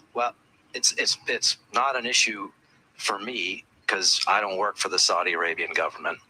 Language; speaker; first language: English; native; English